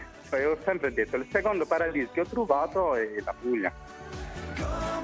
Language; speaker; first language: Italian; non-native, fluent; Morisyen